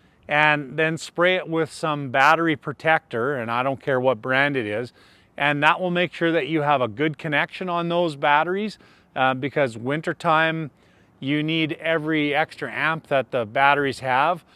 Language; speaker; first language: English; native; English